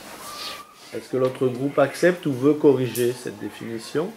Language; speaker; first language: French; native; French